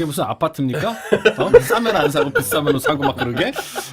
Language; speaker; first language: Korean; native; Korean